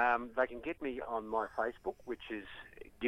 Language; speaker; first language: English; native; English